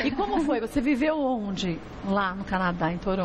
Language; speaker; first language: Portuguese; native; Portuguese